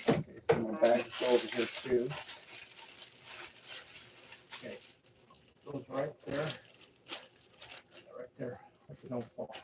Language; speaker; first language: English; native; English